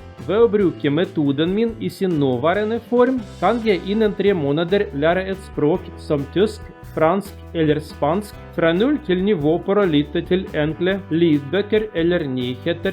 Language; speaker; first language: Norwegian; non-native, learner; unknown